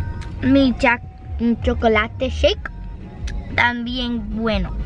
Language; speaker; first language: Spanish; early bilingual, heritage; English